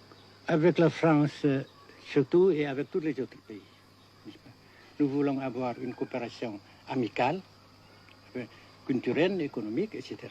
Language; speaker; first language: French; non-native, fluent; Vietnamese